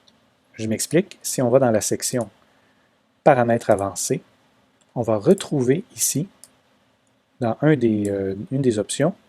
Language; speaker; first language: French; native; French